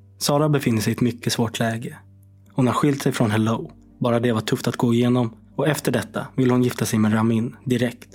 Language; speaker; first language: Swedish; native; Swedish